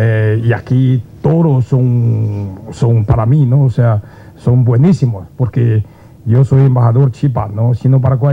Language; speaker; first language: Spanish; non-native, learner; Chinese